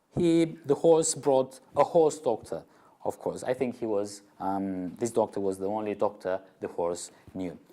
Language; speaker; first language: English; non-native, fluent; Romanian